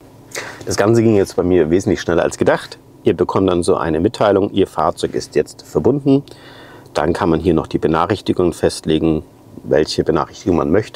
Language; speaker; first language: German; native; German